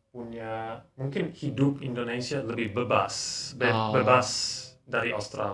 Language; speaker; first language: Indonesian; non-native, learner; English